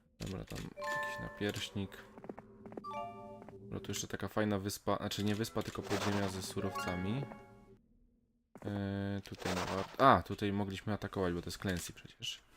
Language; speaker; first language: Polish; native; Polish